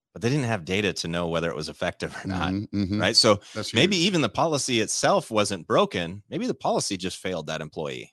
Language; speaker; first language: English; native; English